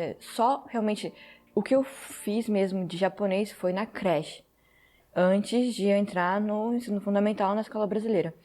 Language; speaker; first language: Portuguese; early bilingual, heritage; Portuguese